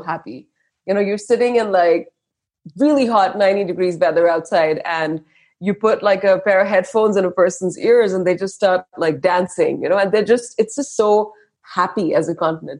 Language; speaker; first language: English; non-native, local second language; Hindi